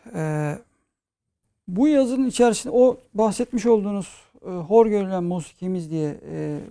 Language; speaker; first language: Turkish; native; Turkish